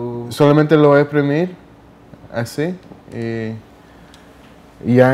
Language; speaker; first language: Spanish; early bilingual, heritage; Spanish